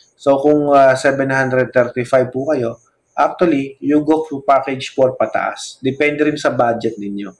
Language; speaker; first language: Filipino; non-native, local second language; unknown